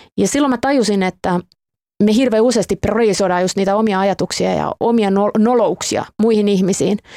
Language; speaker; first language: Finnish; native; Finnish